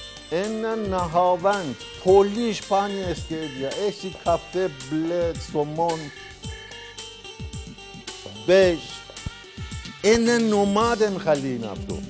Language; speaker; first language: Greek; non-native, learner; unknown